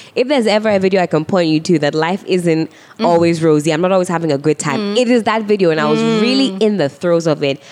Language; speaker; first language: English; native; English